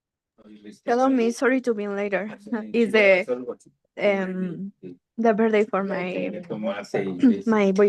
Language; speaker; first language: English; non-native, learner; Spanish